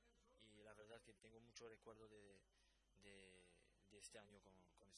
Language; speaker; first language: Spanish; non-native, fluent; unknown